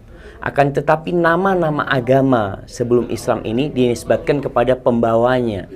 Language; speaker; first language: Indonesian; native; Indonesian